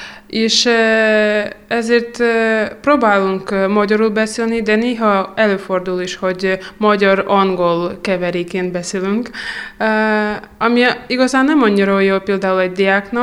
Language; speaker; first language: Hungarian; non-native, fluent; Russian